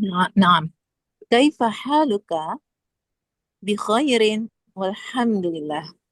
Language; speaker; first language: Arabic; non-native, learner; Indonesian